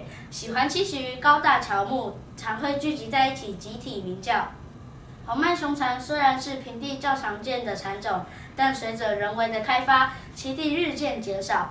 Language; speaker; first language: Chinese; native; Chinese